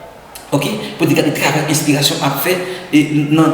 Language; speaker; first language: French; non-native, learner; Haitian Creole